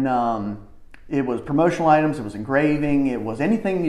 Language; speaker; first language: English; native; English